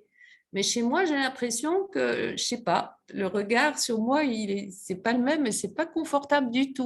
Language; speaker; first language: French; native; French